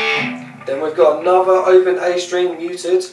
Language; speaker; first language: English; native; English